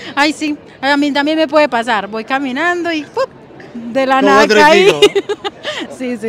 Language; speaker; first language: Spanish; native; Spanish